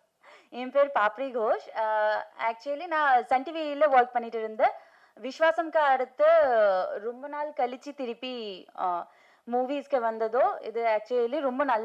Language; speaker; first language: Tamil; non-native, fluent; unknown